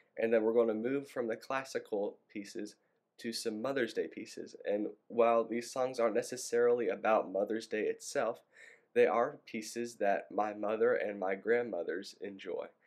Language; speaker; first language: English; native; English